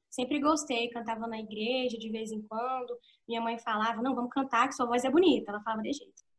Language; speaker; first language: Portuguese; native; Portuguese